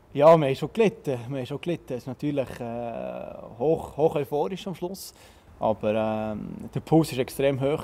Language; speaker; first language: German; native; German